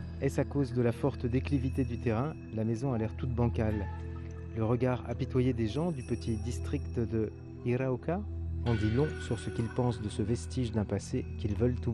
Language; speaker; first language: French; native; French